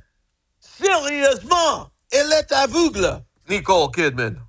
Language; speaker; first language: French; non-native, fluent; English